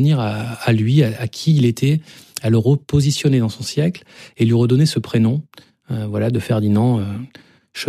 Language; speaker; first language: French; native; French